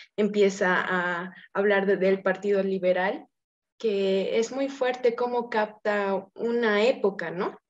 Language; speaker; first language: Spanish; native; Spanish